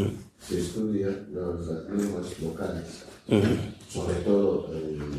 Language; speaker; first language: Spanish; non-native, local second language; Fang